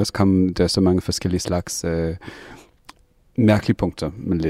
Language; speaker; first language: Danish; non-native, fluent; English